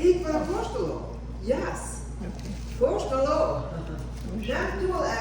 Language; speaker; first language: Hungarian; early bilingual, heritage; Hungarian